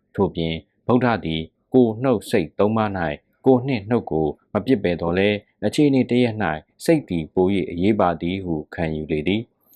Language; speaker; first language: Burmese; native; Burmese